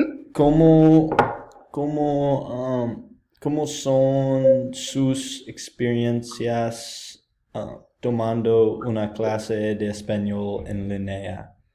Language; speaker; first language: Spanish; non-native, learner; English